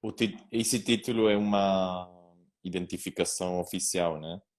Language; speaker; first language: Portuguese; non-native, learner; Spanish